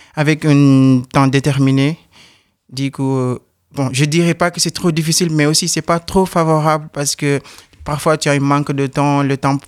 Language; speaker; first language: French; non-native, local second language; Wolof